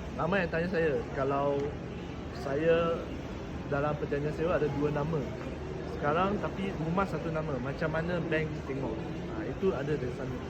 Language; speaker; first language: Malay; non-native, local second language; Chinese